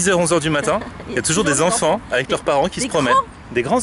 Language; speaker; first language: French; native; French